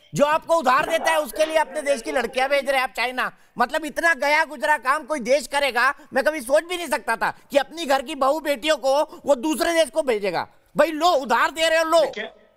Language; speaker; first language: Hindi; native; Hindi